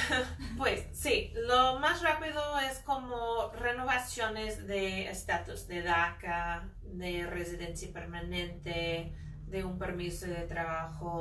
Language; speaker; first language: Spanish; non-native, fluent; English